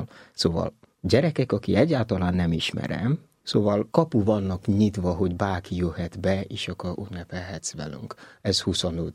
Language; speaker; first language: Hungarian; non-native, fluent; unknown